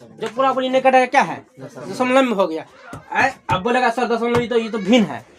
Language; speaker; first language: Hindi; native; Hindi